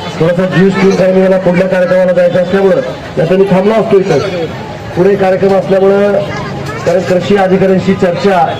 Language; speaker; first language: Marathi; native; Marathi